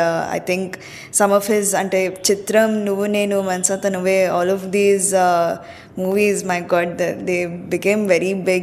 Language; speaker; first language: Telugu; early bilingual, heritage; Telugu